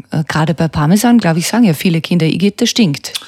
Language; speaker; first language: German; native; German